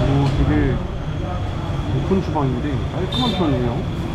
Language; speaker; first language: Korean; native; Korean